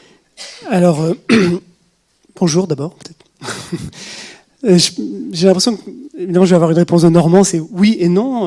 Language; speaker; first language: French; native; French